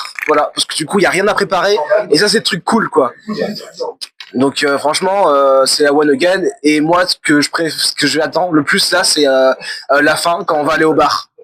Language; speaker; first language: French; native; French